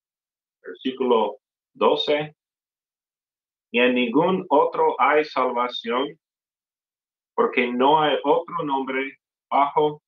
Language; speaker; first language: Spanish; non-native, fluent; English